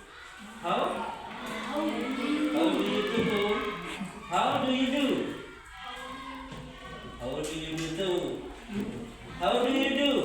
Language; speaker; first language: English; non-native, learner; Indonesian